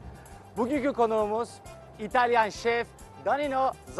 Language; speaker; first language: Turkish; native; Turkish